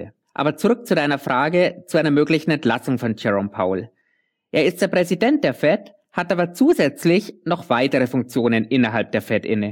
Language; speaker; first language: German; native; German